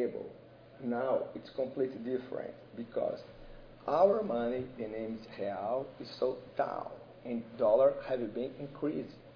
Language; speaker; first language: English; non-native, learner; Portuguese